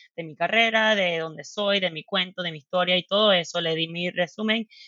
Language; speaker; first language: Spanish; early bilingual, heritage; Spanish